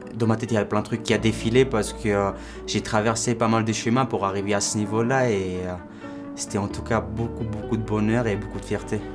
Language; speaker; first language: French; non-native, fluent; Georgian